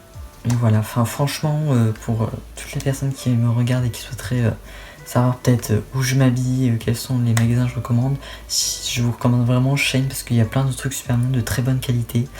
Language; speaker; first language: French; native; French